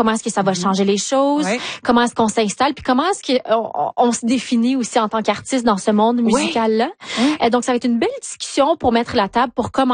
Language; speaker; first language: French; native; French